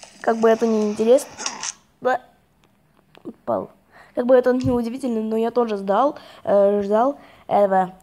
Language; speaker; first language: Russian; non-native, fluent; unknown